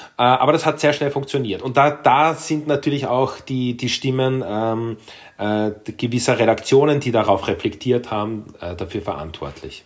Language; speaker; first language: German; native; German